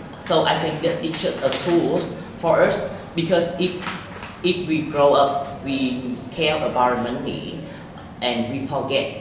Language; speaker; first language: English; non-native, learner; Vietnamese